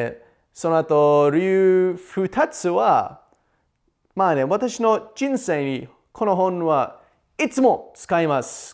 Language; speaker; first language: Japanese; non-native, learner; English